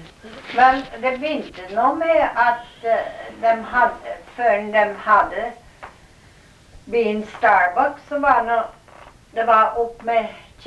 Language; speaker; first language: Norwegian; early bilingual, heritage; Norwegian